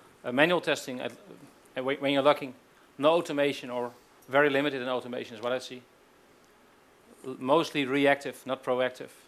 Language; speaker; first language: English; non-native, fluent; Dutch